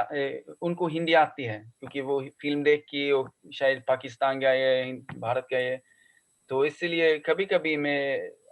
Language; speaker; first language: Hindi; non-native, learner; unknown